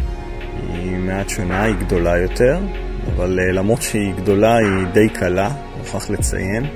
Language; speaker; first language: Hebrew; native; Hebrew